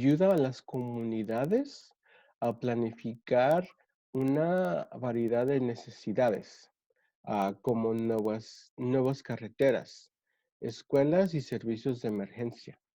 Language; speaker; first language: Spanish; early bilingual, other home language; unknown